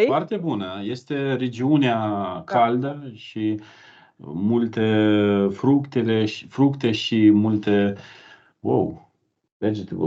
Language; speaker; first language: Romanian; non-native, learner; Ukrainian